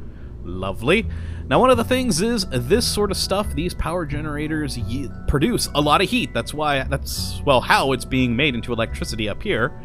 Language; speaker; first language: English; native; English